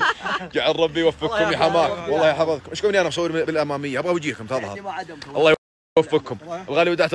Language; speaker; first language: Arabic; native; Arabic